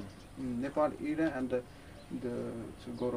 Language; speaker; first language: English; non-native, learner; Newari